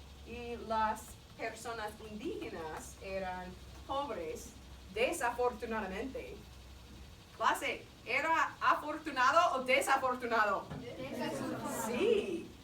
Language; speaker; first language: Spanish; non-native, fluent; English